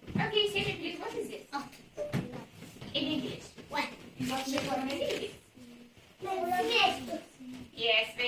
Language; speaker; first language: English; non-native, learner; Azerbaijani